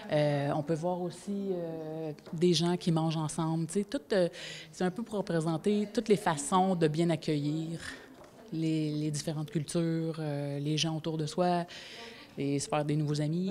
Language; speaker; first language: French; native; French